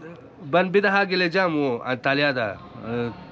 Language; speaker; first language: Turkish; non-native, learner; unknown